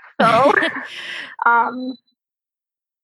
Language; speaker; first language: English; native; English